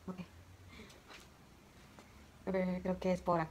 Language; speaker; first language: Spanish; early bilingual, heritage; English